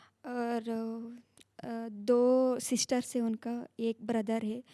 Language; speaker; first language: Hindi; non-native, local second language; Kannada